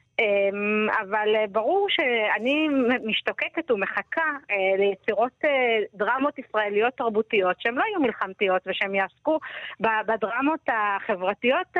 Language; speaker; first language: Hebrew; native; Hebrew